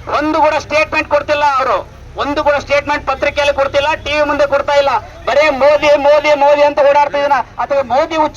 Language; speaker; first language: Kannada; native; Kannada